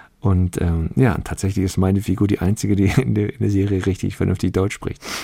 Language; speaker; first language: German; early bilingual, other home language; Turkish